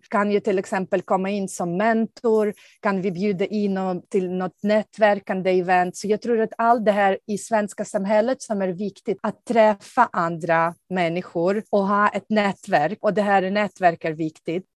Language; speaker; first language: Swedish; non-native, fluent; Ukrainian